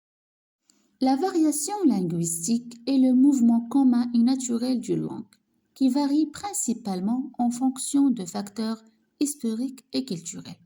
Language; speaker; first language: French; non-native, local second language; Arabic